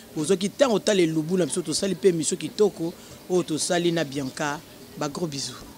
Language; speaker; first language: Lingala; non-native, local second language; Luba-Lulua